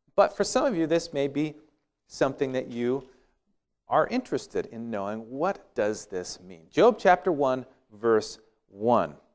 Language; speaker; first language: English; native; English